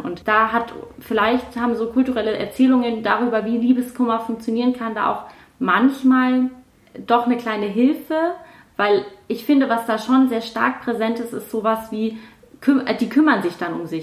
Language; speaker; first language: German; native; German